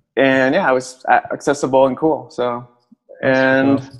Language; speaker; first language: English; native; English